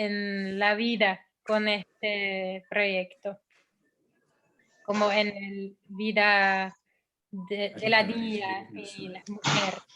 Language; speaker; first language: Spanish; non-native, fluent; Dutch